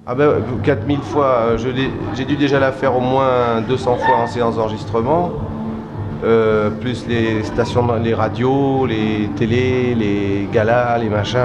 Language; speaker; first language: French; native; French